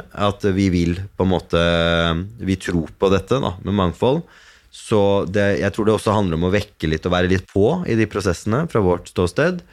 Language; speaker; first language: Norwegian; early bilingual, other home language; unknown